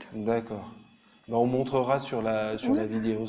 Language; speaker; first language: French; native; French